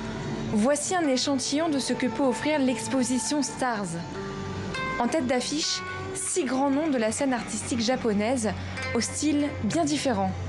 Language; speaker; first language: French; native; French